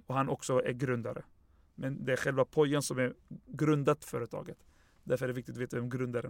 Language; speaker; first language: Swedish; non-native, fluent; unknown